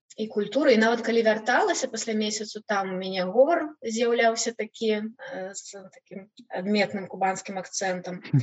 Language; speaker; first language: Belarusian; non-native, local second language; Russian